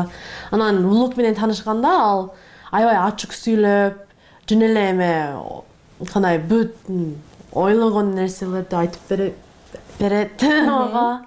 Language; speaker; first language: Kyrgyz; non-native, learner; English